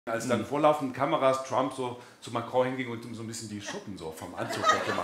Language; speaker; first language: German; native; German